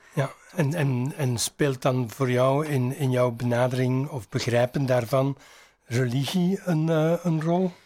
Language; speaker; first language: Dutch; native; Dutch